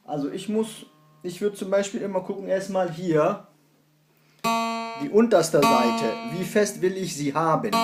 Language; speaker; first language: German; non-native, fluent; Kurdish